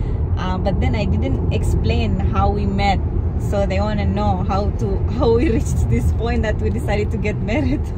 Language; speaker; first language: English; non-native, fluent; Indonesian